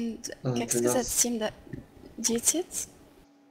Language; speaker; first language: Russian; non-native, learner; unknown